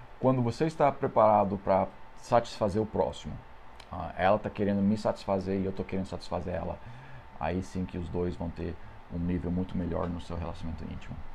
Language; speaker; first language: Portuguese; non-native, fluent; English